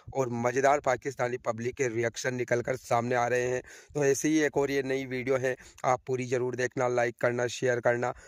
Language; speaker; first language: Hindi; native; Hindi